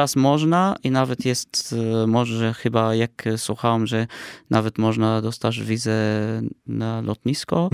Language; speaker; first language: Polish; non-native, fluent; Arabic